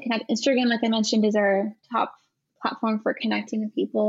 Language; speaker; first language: English; native; English